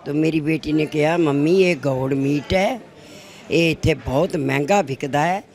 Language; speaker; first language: Hindi; non-native, local second language; Punjabi